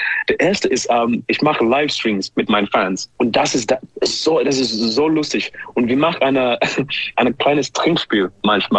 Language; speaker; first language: German; non-native, learner; English